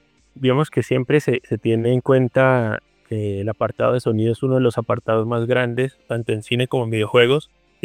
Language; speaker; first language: Spanish; native; Spanish